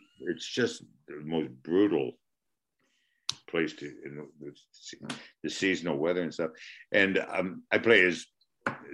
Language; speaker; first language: English; native; English